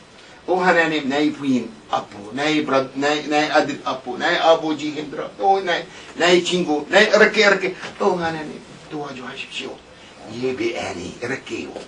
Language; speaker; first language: Korean; non-native, learner; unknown